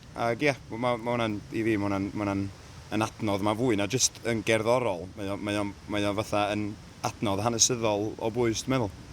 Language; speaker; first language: Welsh; native; Welsh